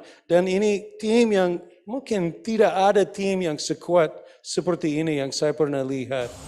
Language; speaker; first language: Indonesian; non-native, fluent; English